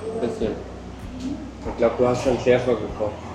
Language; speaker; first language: German; native; German